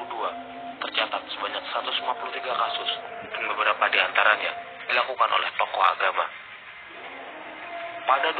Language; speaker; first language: Indonesian; native; Indonesian